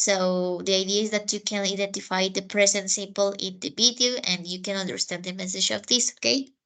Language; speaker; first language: English; non-native, fluent; Spanish